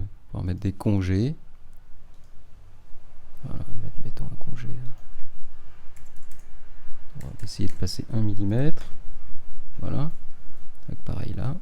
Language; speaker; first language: French; native; French